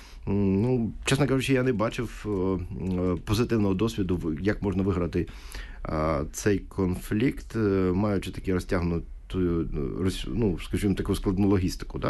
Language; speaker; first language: Ukrainian; native; Ukrainian